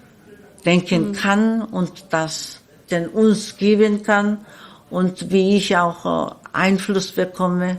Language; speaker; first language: German; non-native, learner; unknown